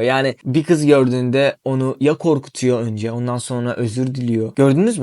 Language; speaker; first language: Turkish; native; Turkish